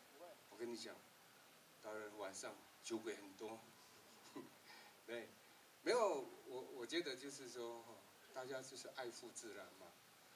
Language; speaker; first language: Chinese; native; Chinese